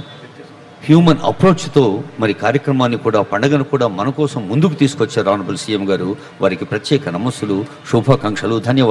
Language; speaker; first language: Telugu; native; Telugu